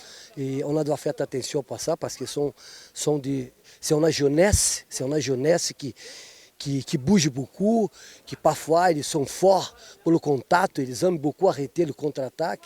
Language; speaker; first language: French; non-native, fluent; Portuguese